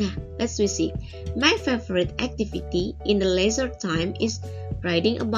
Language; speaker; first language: English; non-native, learner; Indonesian